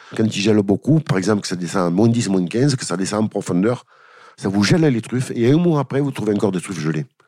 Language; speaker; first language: French; native; French